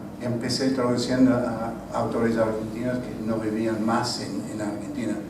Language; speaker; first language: Spanish; non-native, fluent; English